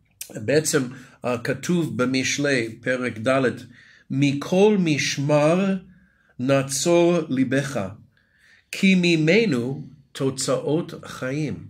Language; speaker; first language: Hebrew; non-native, fluent; English